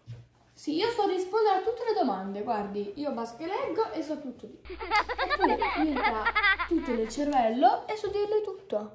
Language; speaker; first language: Italian; native; Italian